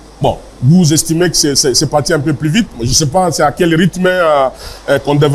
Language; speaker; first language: French; non-native, local second language; Lingala